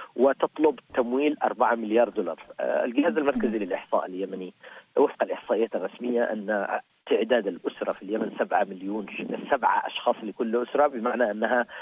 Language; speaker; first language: Arabic; native; Arabic